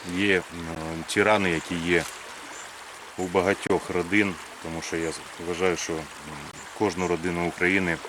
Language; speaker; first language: Ukrainian; native; Ukrainian